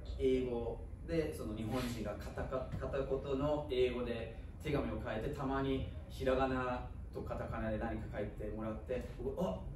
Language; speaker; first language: Japanese; non-native, fluent; German